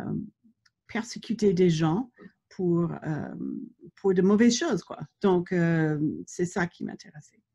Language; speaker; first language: French; non-native, fluent; English